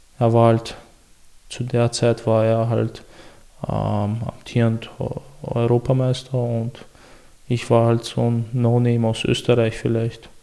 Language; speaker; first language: German; early bilingual, other home language; Chechen